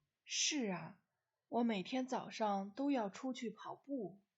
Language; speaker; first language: Chinese; non-native, fluent; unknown